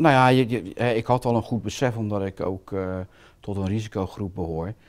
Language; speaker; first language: Dutch; native; Dutch